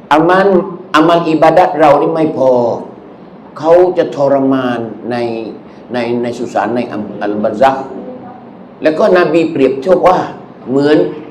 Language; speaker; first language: Thai; non-native, local second language; Malay